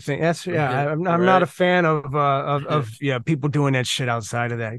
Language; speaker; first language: English; native; English